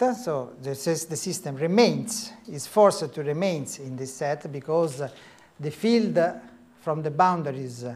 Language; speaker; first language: English; non-native, fluent; Italian